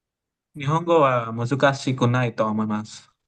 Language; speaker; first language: Japanese; non-native, learner; Indonesian